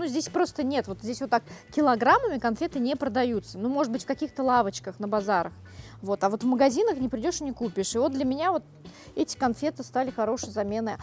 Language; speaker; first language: Russian; native; Russian